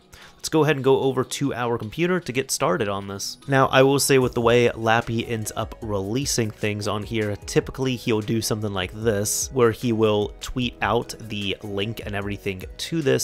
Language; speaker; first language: English; native; English